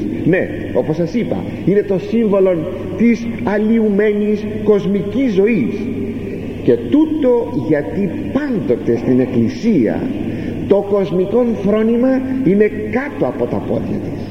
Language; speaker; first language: Greek; native; Greek